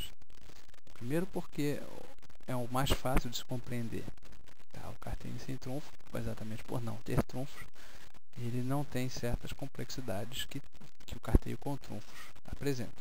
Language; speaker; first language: Portuguese; native; Portuguese